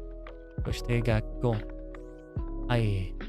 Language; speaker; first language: Japanese; non-native, learner; English